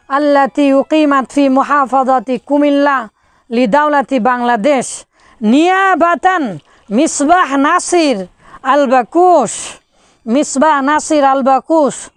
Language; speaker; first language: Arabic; non-native, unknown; Bangla